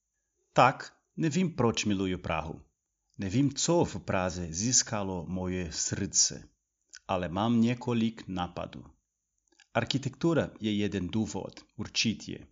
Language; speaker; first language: Czech; non-native, learner; Portuguese